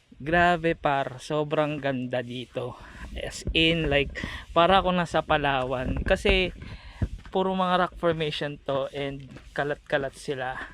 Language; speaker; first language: Filipino; native; Filipino